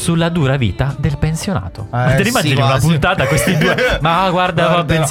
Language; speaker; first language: Italian; native; Italian